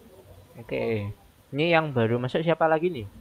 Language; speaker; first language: Indonesian; native; Indonesian